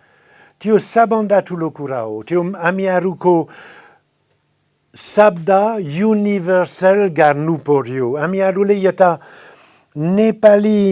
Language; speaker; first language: Nepali; non-native, fluent; French